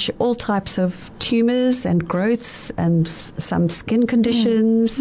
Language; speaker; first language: English; native; English